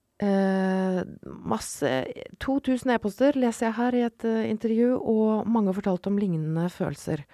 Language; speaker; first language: Norwegian; native; Norwegian